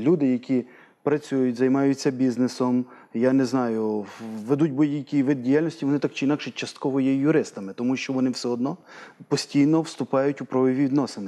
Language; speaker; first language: Ukrainian; native; Ukrainian